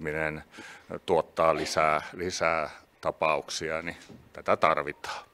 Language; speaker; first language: Finnish; native; Finnish